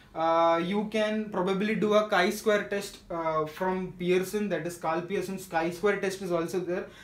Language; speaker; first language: English; non-native, local second language; Marathi